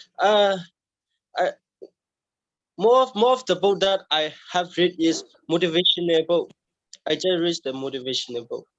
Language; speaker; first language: English; non-native, learner; Burmese